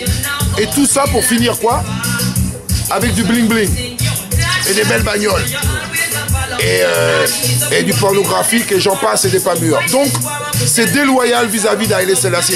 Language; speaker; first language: French; native; French